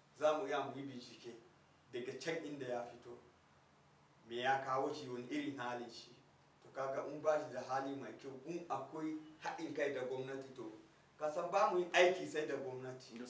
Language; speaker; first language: Hausa; non-native, local second language; Fula